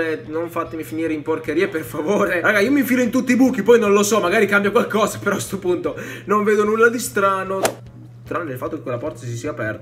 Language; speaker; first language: Italian; native; Italian